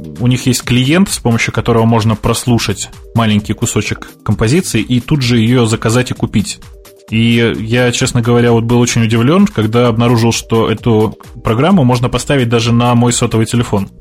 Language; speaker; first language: Russian; native; Russian